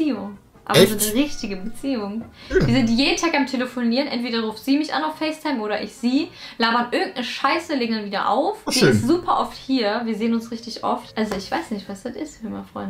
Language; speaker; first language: German; native; German